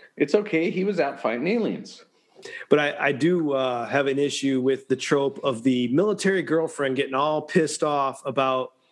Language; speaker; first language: English; native; English